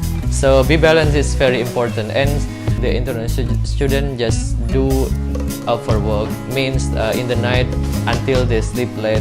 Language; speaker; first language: English; non-native, learner; Indonesian